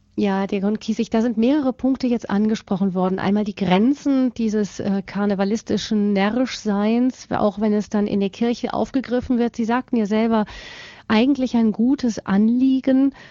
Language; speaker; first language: German; native; German